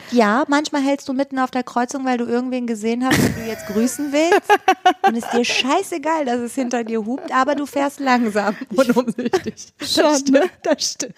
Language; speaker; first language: German; native; German